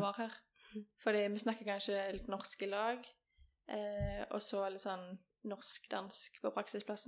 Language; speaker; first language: Norwegian; native; Norwegian